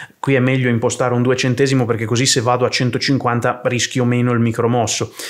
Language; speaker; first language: Italian; native; Italian